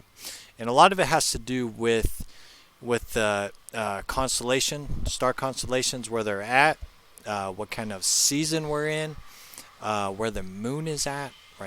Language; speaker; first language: English; native; English